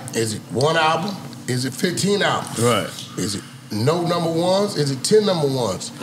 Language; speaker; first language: English; native; English